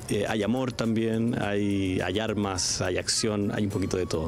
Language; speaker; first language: Spanish; native; Spanish